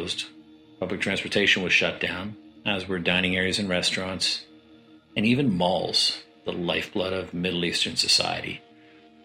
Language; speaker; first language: English; native; English